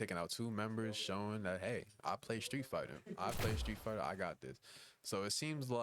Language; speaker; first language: English; native; English